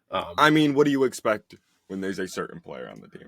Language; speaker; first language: English; native; English